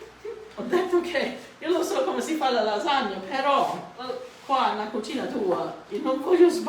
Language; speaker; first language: Italian; early bilingual, heritage; Italian